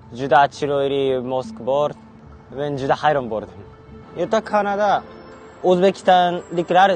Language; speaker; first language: Uzbek; non-native, learner; Japanese